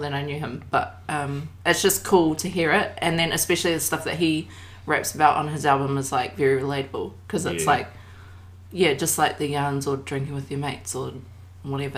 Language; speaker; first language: English; native; English